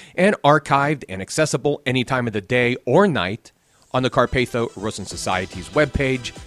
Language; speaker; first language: English; native; English